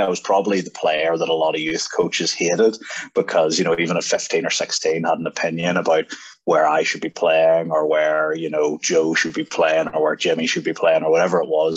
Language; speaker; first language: English; native; English